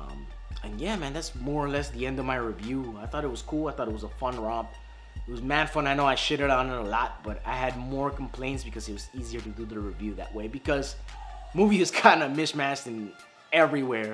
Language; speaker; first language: English; native; English